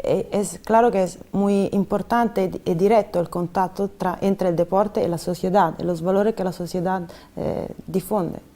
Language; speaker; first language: Spanish; non-native, fluent; Italian